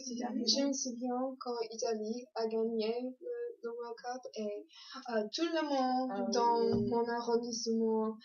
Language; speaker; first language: French; non-native, learner; English